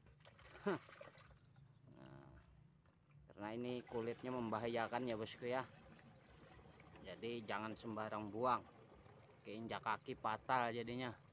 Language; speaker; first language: Indonesian; native; Indonesian